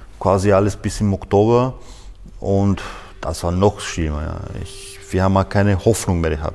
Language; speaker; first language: German; non-native, fluent; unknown